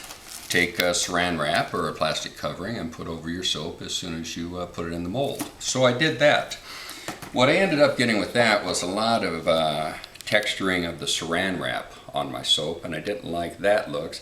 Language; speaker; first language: English; native; English